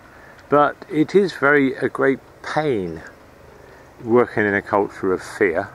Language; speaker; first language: English; native; English